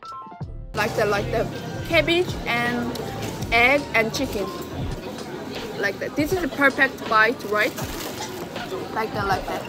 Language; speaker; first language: English; non-native, learner; Korean